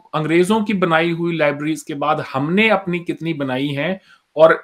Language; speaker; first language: Hindi; native; Hindi